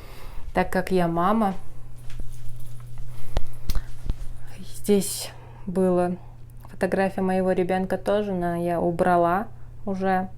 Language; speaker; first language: Russian; non-native, local second language; Kyrgyz